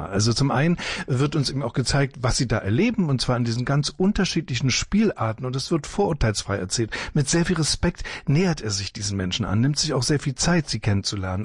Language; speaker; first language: German; native; German